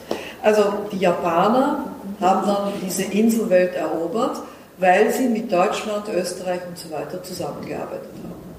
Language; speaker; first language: German; non-native, fluent; Dutch